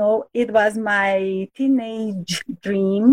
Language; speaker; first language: English; non-native, fluent; Portuguese